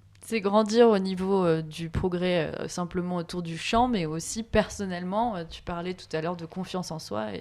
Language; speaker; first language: French; native; French